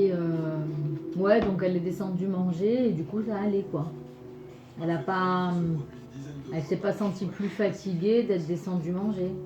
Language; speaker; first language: French; native; French